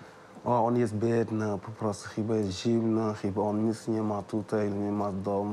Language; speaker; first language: Polish; non-native, learner; Wolof